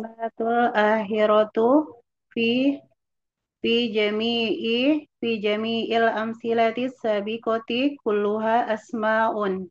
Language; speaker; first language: Arabic; non-native, learner; Indonesian